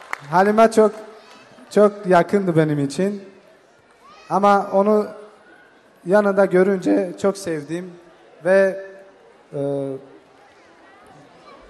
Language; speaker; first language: Turkish; non-native, fluent; Tajik